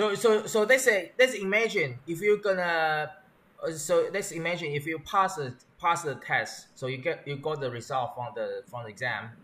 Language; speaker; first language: English; non-native, learner; Chinese